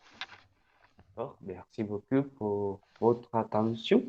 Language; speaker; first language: French; non-native, learner; Spanish